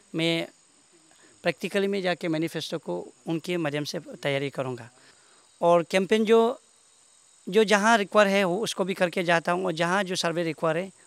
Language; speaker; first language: Hindi; non-native, local second language; Nyishi